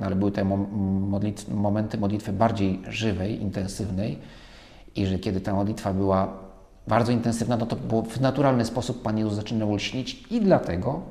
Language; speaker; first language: Polish; native; Polish